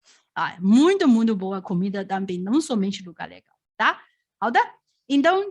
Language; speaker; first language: Portuguese; non-native, fluent; Chinese